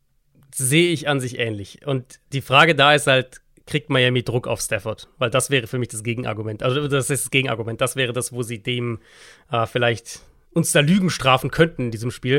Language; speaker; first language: German; native; German